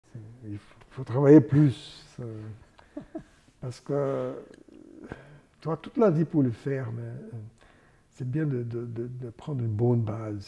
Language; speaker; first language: French; non-native, fluent; Portuguese